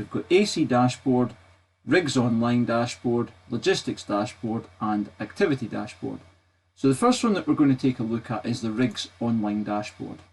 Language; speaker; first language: English; native; English